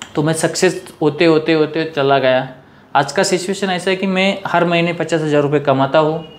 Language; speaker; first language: Hindi; non-native, local second language; Marathi